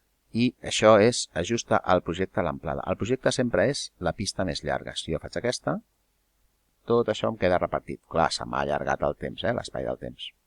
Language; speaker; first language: Catalan; native; Catalan